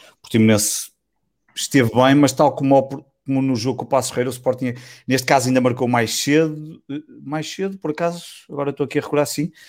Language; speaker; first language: Portuguese; native; Portuguese